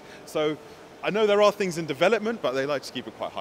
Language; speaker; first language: English; native; English